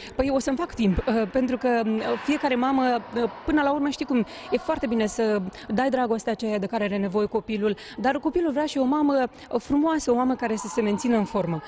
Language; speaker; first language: Romanian; native; Romanian